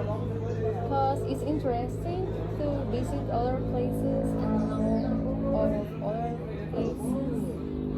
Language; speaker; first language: English; non-native, learner; Spanish